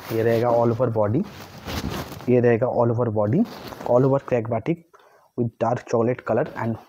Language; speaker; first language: Hindi; non-native, local second language; Bangla